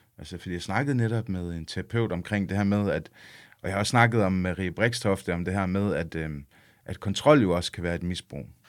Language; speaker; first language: Danish; early bilingual, other home language; English